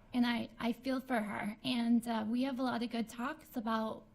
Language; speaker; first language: English; native; English